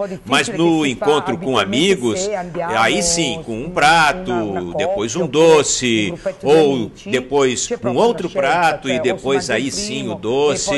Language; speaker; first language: Portuguese; non-native, fluent; Italian